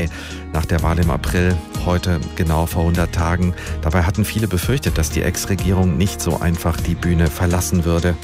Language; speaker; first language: German; native; German